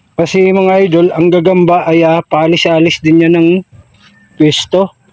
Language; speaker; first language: Filipino; non-native, local second language; Cebuano